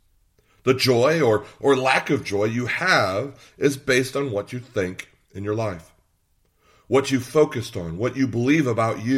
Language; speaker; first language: English; native; English